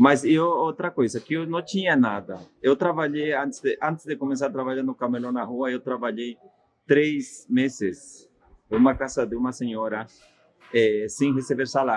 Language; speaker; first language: Portuguese; non-native, fluent; Spanish